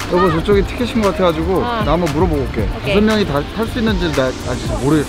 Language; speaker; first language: Korean; native; Korean